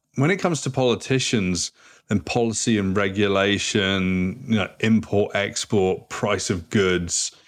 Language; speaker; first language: English; native; English